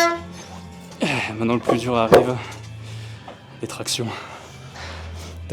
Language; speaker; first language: French; native; French